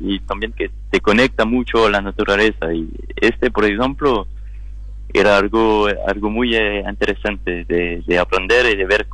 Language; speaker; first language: Spanish; non-native, learner; French